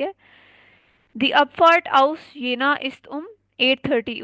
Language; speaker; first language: German; non-native, fluent; Urdu